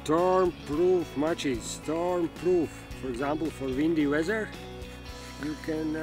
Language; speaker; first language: English; non-native, learner; Latvian